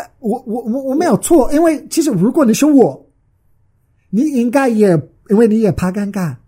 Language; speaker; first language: Chinese; early bilingual, heritage; Chinese